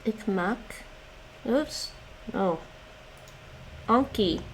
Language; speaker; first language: Dutch; non-native, learner; English